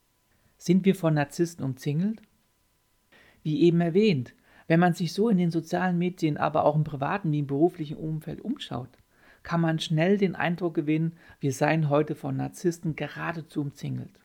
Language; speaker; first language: German; native; German